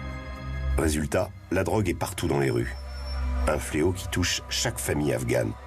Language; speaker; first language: French; native; French